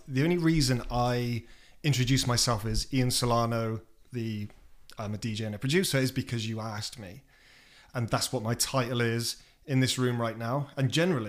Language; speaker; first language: English; native; English